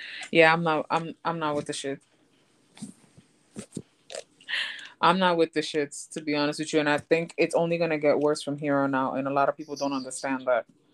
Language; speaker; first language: English; early bilingual, other home language; Spanish